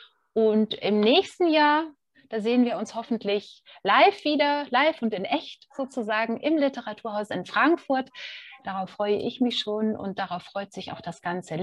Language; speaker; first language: German; native; German